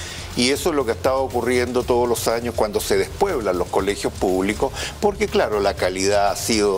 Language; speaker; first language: Spanish; native; Spanish